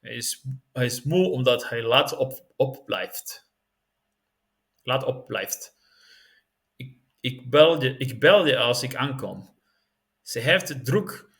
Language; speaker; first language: Dutch; non-native, learner; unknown